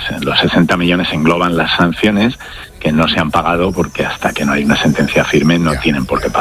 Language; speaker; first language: Spanish; native; Spanish